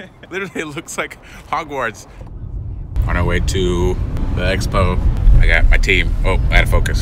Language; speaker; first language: English; early bilingual, other home language; Spanish